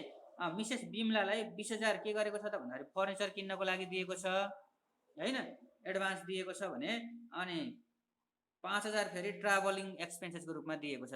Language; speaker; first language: Nepali; native; Nepali